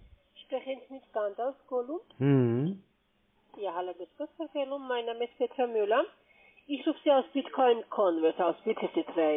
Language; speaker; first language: German; non-native, fluent; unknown